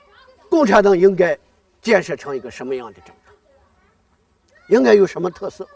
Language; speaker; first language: Chinese; native; Chinese